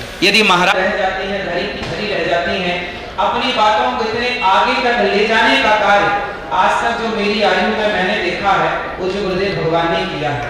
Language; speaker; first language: Hindi; native; Hindi